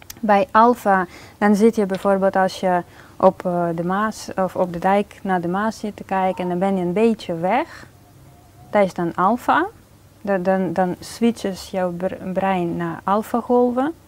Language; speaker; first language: Dutch; non-native, fluent; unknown